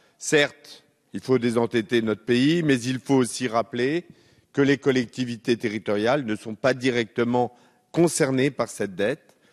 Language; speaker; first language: French; native; French